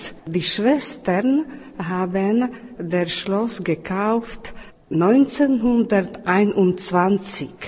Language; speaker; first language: German; non-native, fluent; Czech